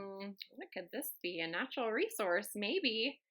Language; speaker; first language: English; native; English